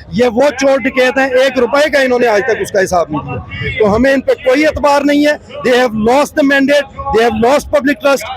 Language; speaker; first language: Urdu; native; Urdu